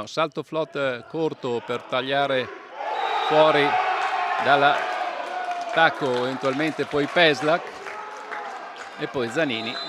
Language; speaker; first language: Italian; native; Italian